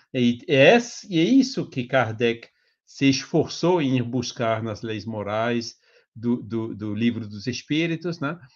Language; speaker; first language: Portuguese; non-native, fluent; French